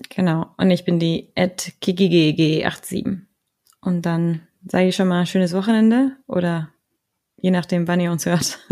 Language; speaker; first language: German; early bilingual, other home language; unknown